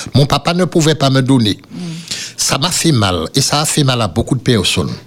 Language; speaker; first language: French; native; French